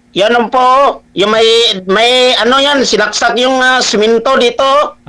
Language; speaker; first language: Filipino; non-native, local second language; Cebuano